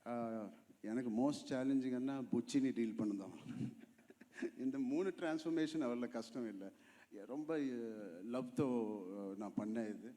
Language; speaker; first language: Tamil; non-native, local second language; Telugu